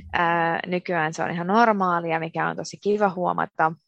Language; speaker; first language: Finnish; native; Finnish